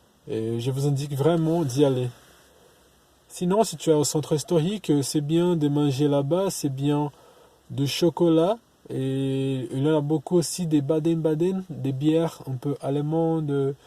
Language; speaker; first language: French; non-native, learner; Portuguese